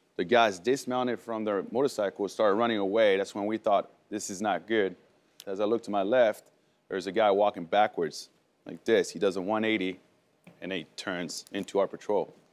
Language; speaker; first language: English; early bilingual, other home language; French